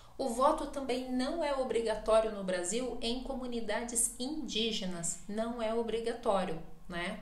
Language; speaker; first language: Portuguese; native; Portuguese